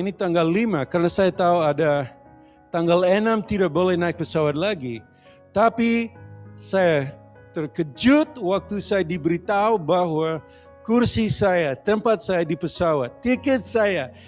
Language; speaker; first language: Indonesian; non-native, learner; English